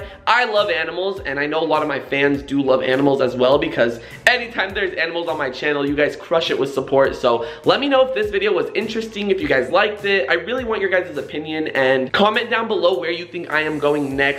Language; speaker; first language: English; native; English